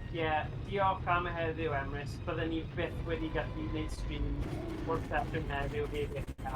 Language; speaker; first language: Welsh; native; Welsh